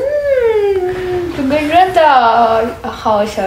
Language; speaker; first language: Chinese; non-native, learner; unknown